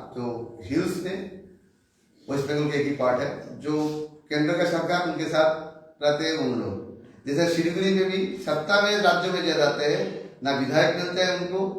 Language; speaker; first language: Hindi; non-native, local second language; Bangla